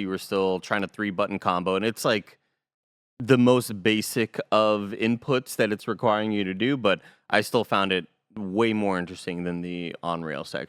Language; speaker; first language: English; native; English